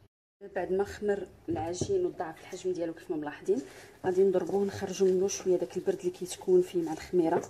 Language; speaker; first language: Arabic; native; Arabic